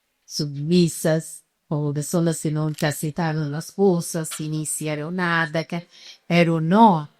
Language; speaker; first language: Spanish; non-native, fluent; Portuguese